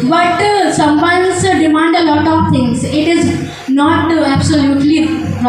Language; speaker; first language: English; non-native, learner; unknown